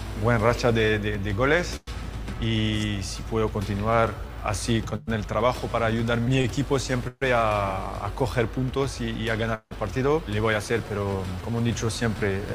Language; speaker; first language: Spanish; non-native, fluent; French